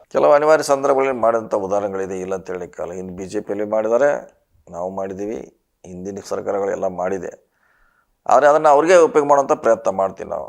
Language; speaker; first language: Kannada; native; Kannada